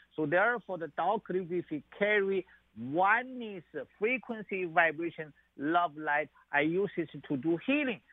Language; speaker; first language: English; non-native, learner; Chinese